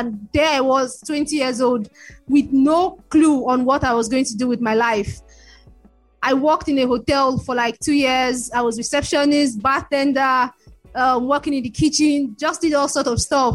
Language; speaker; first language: English; non-native, local second language; Igbo